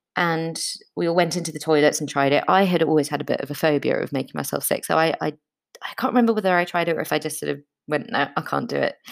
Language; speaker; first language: English; native; English